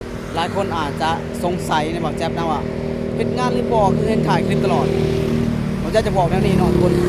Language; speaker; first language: Thai; non-native, local second language; Northeastern Thai